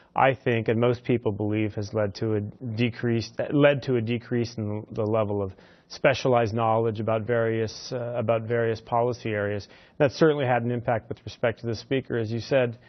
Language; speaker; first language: English; native; English